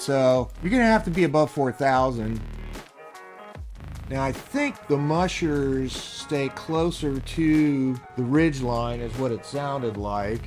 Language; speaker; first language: English; native; English